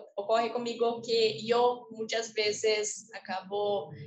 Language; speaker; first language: Spanish; non-native, learner; Portuguese